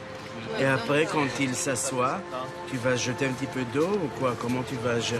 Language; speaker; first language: French; non-native, fluent; Hebrew